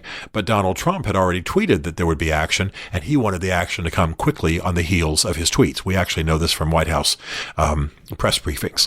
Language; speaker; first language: English; native; English